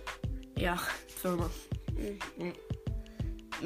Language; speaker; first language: Swedish; native; Swedish